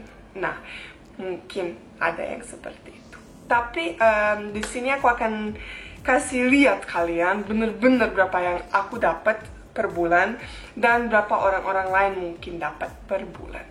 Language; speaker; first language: Indonesian; non-native, fluent; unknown